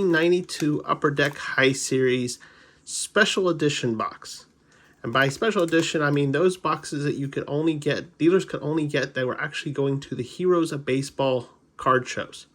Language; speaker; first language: English; native; English